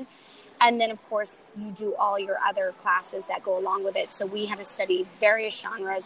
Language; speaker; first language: English; native; English